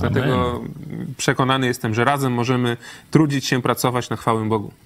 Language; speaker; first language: Polish; non-native, learner; Russian